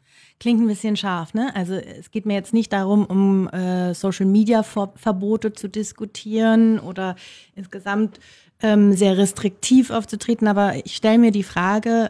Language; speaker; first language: German; native; German